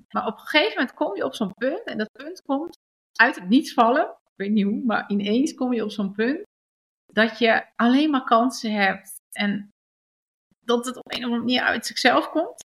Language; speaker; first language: Dutch; early bilingual, other home language; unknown